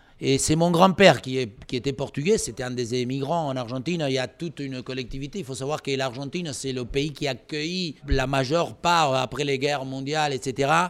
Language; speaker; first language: French; non-native, fluent; Spanish